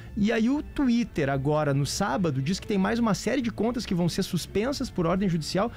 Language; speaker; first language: Portuguese; native; Portuguese